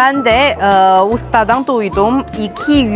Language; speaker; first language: Turkish; non-native, learner; Chinese